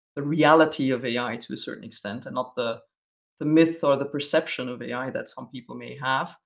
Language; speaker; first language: English; non-native, fluent; Dutch